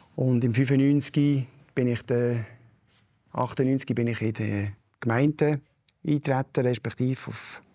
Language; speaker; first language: German; native; German